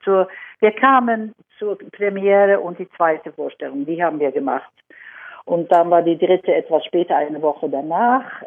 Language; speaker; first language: German; non-native, fluent; Swedish